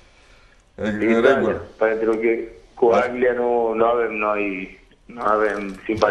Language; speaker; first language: Romanian; non-native, fluent; Spanish